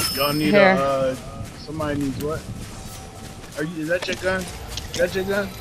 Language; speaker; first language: English; native; English